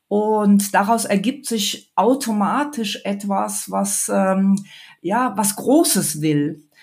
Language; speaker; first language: German; native; German